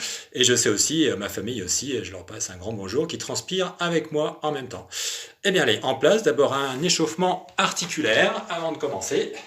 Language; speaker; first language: French; native; French